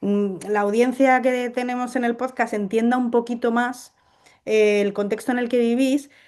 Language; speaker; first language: Spanish; native; Spanish